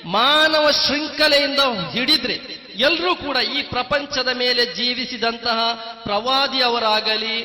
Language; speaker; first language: Kannada; non-native, local second language; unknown